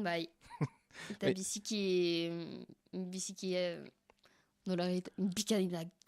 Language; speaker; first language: Basque; non-native, learner; French